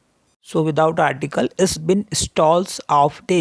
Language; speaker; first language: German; non-native, learner; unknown